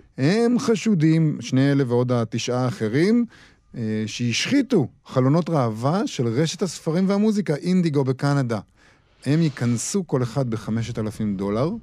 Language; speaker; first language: Hebrew; native; Hebrew